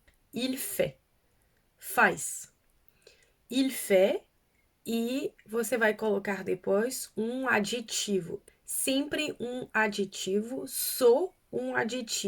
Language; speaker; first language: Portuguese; non-native, fluent; French